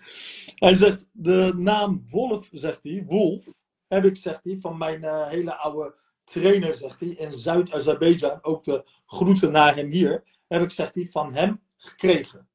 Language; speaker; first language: Dutch; early bilingual, other home language; Turkish